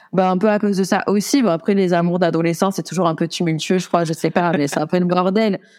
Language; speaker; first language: French; native; French